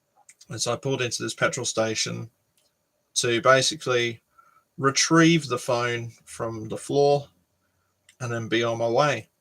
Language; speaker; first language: English; native; English